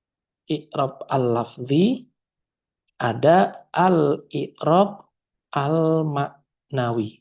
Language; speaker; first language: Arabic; non-native, fluent; Indonesian